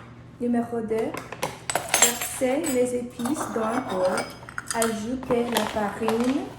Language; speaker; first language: French; non-native, learner; English